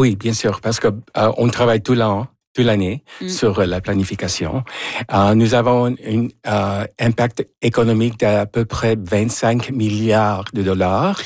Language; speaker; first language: French; non-native, fluent; Spanish